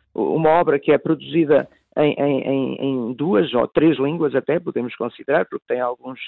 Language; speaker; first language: Portuguese; native; Portuguese